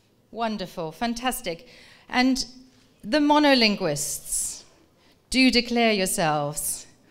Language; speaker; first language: English; non-native, local second language; Dutch